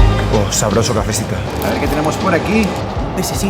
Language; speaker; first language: Spanish; native; Spanish